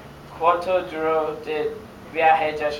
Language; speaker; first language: Spanish; non-native, learner; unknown